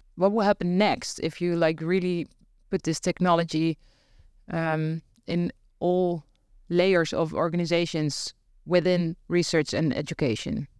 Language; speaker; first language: English; non-native, fluent; Dutch